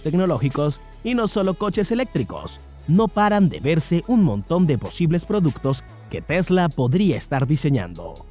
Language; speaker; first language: Spanish; native; Spanish